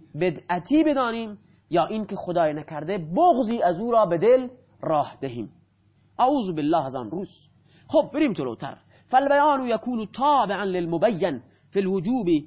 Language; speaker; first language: Persian; native; Persian